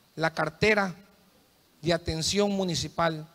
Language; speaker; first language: Spanish; native; Spanish